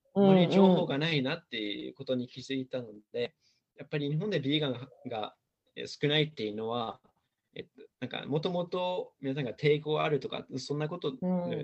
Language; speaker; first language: Japanese; non-native, fluent; English